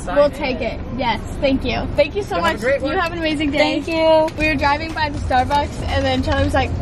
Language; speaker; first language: English; native; English